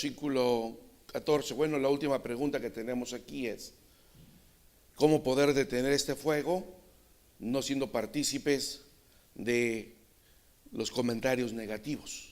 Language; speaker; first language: Spanish; native; Spanish